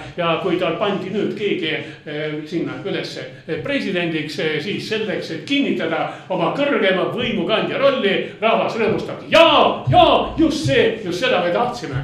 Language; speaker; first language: Estonian; non-native, local second language; Russian